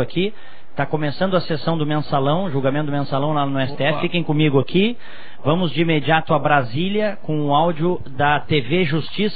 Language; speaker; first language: Portuguese; native; Portuguese